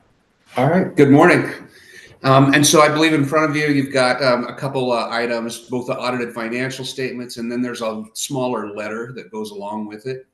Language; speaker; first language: English; native; English